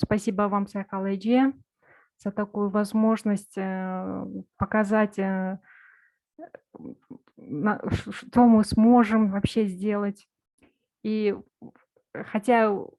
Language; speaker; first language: Russian; non-native, local second language; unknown